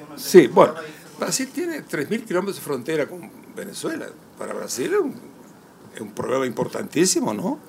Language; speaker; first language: Spanish; native; Spanish